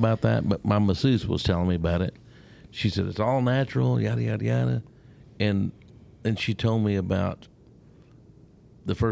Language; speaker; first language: English; early bilingual, other home language; Spanish